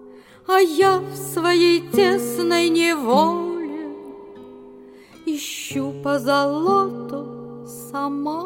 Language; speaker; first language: Russian; native; Russian